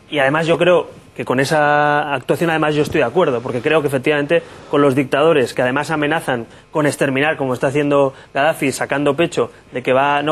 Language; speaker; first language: Spanish; native; Spanish